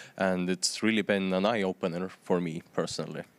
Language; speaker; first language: English; non-native, fluent; Estonian